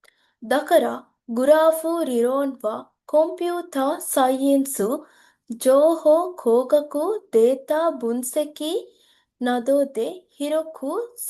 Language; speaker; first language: Japanese; non-native, learner; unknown